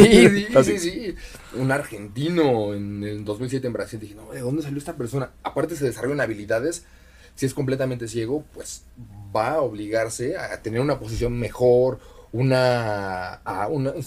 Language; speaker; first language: Spanish; native; Spanish